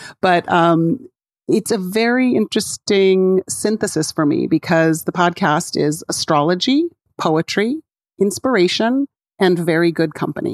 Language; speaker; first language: English; native; English